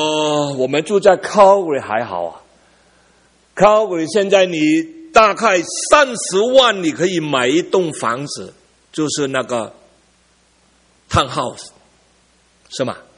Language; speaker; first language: Chinese; early bilingual, heritage; Cantonese